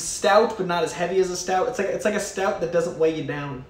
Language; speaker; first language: English; native; English